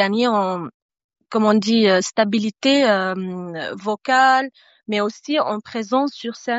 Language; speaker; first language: French; non-native, fluent; Arabic